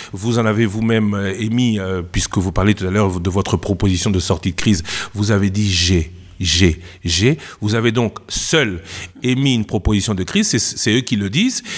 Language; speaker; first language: French; non-native, local second language; Lingala